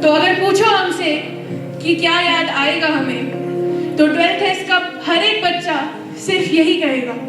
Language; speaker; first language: Hindi; native; Hindi